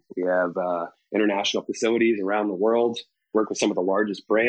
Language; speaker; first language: English; native; English